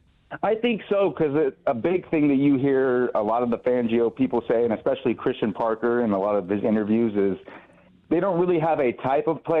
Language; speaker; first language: English; native; English